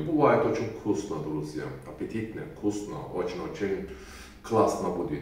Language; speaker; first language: Russian; non-native, learner; Turkish